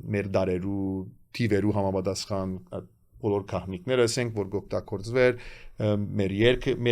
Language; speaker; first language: Armenian; early bilingual, heritage; Armenian